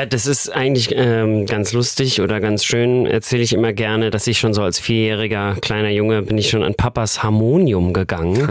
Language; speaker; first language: German; native; German